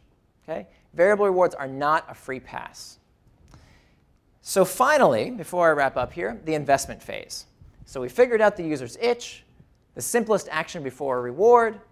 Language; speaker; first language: English; native; English